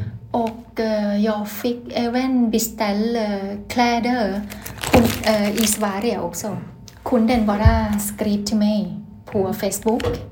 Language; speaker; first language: Swedish; non-native, learner; Thai